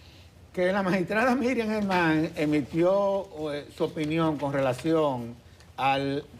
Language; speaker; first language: Spanish; native; Spanish